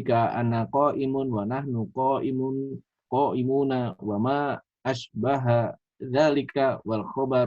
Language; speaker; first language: Arabic; non-native, learner; Indonesian